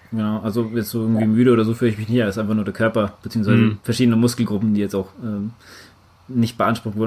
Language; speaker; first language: German; native; German